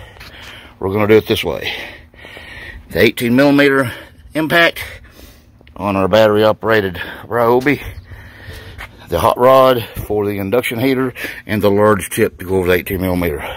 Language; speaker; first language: English; native; English